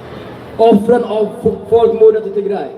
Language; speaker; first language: Swedish; early bilingual, other home language; Tigrinya